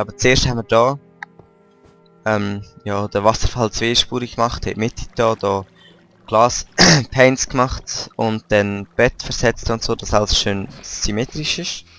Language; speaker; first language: German; native; German